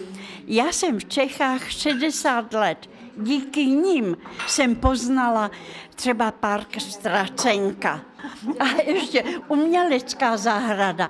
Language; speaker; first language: Czech; non-native, fluent; Russian